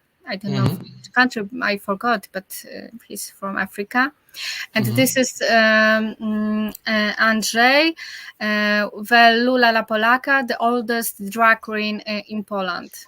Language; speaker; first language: English; non-native, learner; Polish